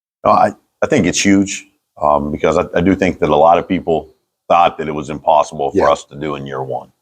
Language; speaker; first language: English; native; English